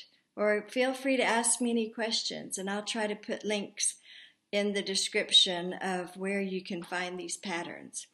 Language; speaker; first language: English; native; English